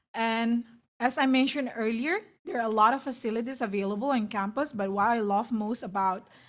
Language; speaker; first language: English; non-native, fluent; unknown